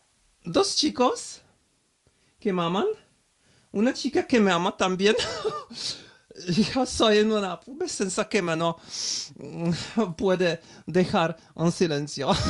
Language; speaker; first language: Spanish; non-native, learner; French